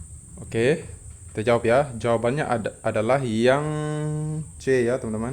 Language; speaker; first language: Indonesian; native; Indonesian